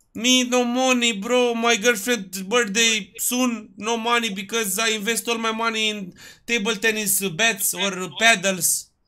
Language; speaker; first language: English; non-native, learner; Romanian